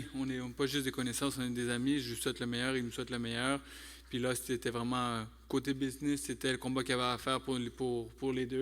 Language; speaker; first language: French; native; French